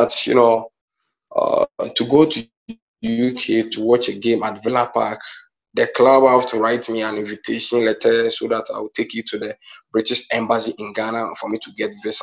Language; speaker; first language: English; non-native, local second language; Akan